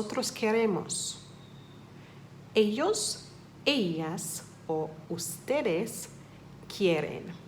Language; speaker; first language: Spanish; non-native, fluent; English